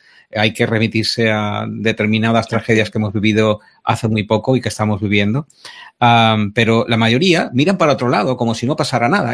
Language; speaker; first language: Spanish; native; Spanish